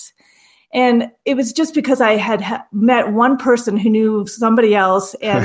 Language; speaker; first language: English; native; English